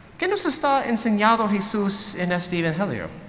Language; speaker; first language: Spanish; non-native, learner; English